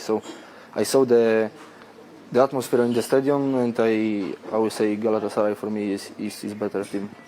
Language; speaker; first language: English; non-native, fluent; Polish